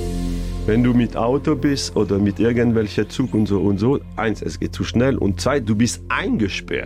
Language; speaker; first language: German; non-native, fluent; French